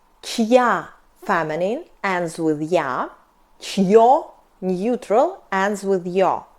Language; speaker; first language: English; non-native, fluent; Russian